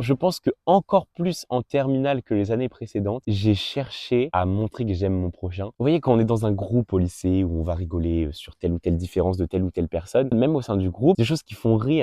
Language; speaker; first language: French; native; French